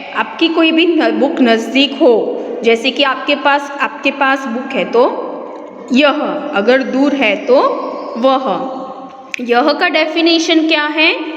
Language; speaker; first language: Hindi; non-native, local second language; Gujarati